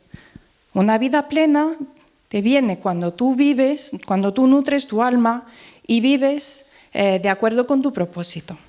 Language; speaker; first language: Spanish; non-native, fluent; Norwegian